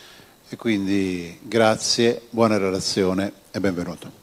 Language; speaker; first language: Italian; native; Italian